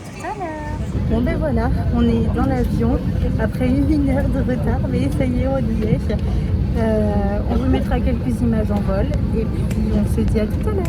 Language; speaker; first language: French; native; French